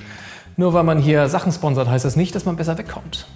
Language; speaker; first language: German; native; German